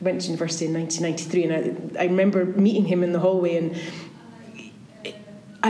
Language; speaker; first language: English; native; English